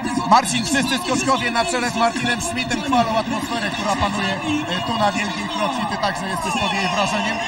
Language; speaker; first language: Polish; native; Polish